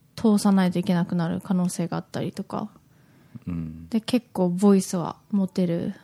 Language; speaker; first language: Japanese; native; Japanese